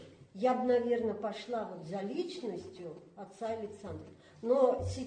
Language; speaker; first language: Russian; native; Russian